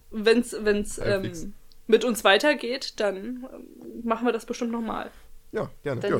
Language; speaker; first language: German; native; German